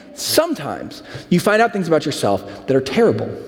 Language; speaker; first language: English; native; English